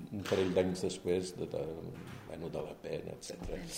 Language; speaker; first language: Catalan; early bilingual, heritage; Catalan